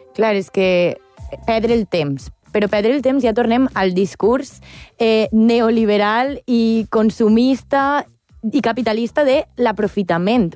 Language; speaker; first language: Catalan; native; Catalan